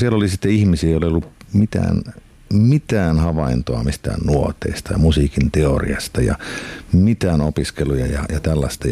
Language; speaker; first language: Finnish; native; Finnish